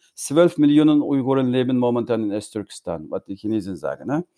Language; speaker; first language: German; non-native, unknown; Uyghur